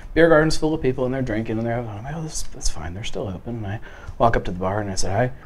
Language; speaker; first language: English; native; English